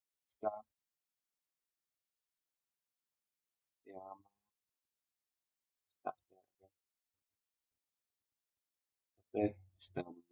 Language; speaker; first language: Italian; non-native, learner; English